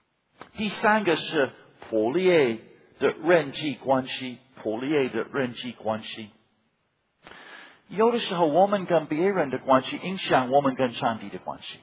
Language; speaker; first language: Chinese; non-native, fluent; English